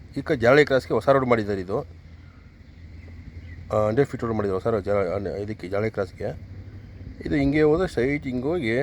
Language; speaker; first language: Kannada; native; Kannada